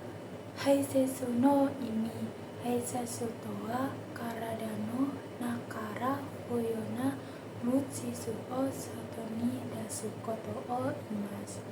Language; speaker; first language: Japanese; non-native, learner; Indonesian